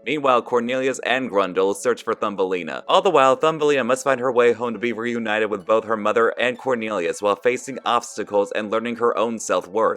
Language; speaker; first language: English; native; English